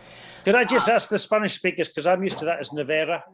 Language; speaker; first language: English; non-native, fluent; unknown